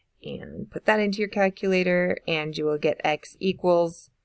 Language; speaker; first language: English; native; English